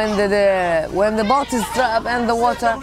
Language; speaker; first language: English; non-native, learner; Arabic